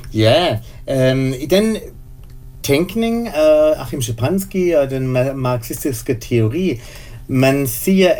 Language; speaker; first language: Danish; non-native, fluent; German